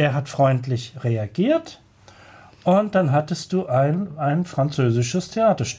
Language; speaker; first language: German; native; German